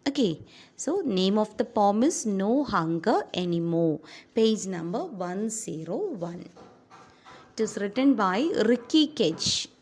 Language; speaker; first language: English; non-native, local second language; Malayalam